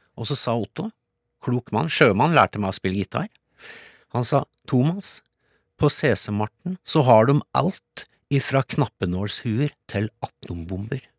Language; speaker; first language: Norwegian; early bilingual, other home language; English